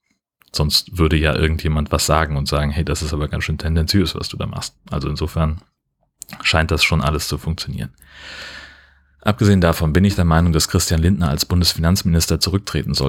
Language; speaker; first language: German; native; German